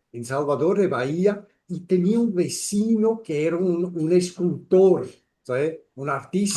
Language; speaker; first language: Spanish; non-native, fluent; German